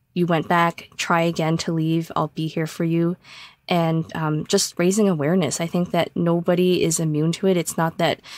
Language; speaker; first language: English; native; English